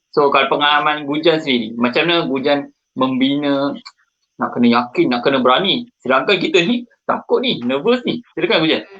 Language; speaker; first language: Malay; native; Malay